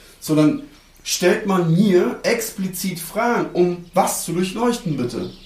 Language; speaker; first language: German; early bilingual, other home language; Turkish